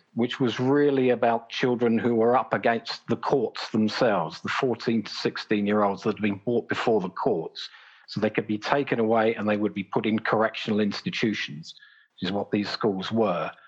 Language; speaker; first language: English; native; English